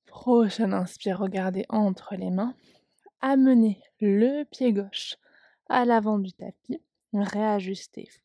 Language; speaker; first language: French; native; French